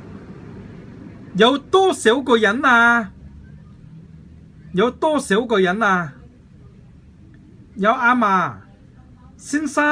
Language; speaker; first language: Chinese; non-native, local second language; Cantonese